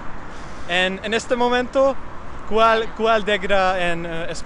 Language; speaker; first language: Spanish; non-native, learner; Hungarian